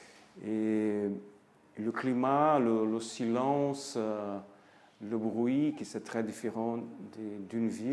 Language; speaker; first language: French; non-native, fluent; Portuguese